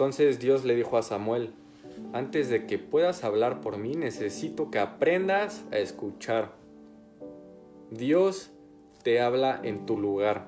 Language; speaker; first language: Spanish; native; Spanish